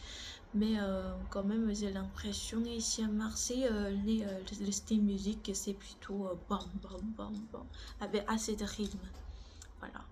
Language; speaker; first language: French; non-native, learner; Korean